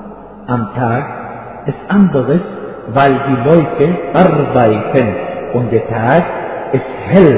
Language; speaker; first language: German; non-native, fluent; Arabic